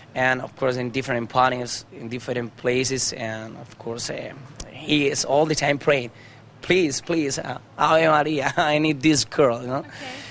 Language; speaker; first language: English; non-native, learner; Spanish